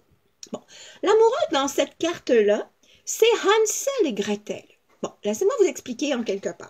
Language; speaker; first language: French; native; French